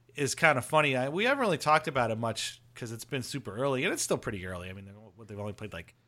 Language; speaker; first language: English; native; English